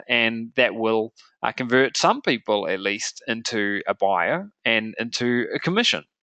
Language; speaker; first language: English; native; English